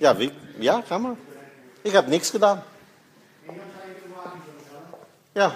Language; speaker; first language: Dutch; non-native, fluent; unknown